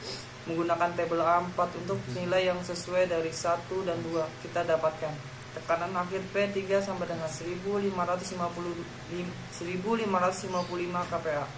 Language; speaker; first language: Indonesian; native; Indonesian